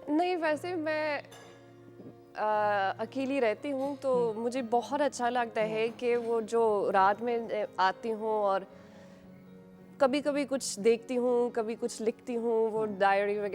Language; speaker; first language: Hindi; non-native, learner; English